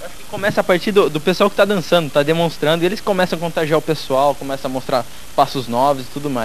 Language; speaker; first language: Portuguese; native; Portuguese